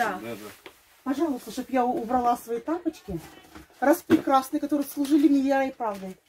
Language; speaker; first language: Russian; native; Russian